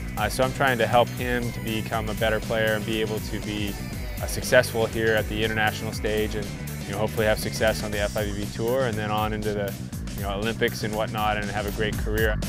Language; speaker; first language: English; native; English